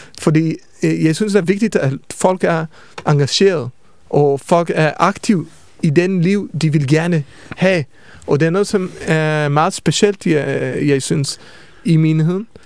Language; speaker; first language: Danish; early bilingual, heritage; Danish